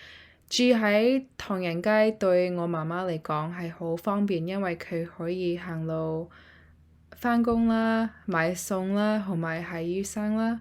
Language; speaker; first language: Cantonese; early bilingual, heritage; Cantonese